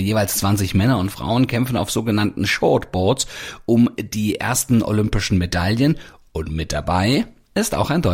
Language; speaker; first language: German; native; German